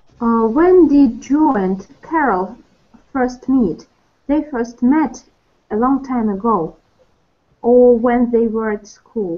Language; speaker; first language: English; non-native, learner; Russian